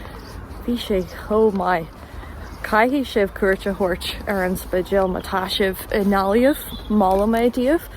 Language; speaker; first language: Irish; non-native, local second language; English